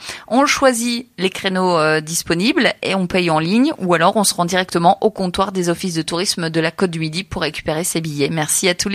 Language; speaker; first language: French; native; French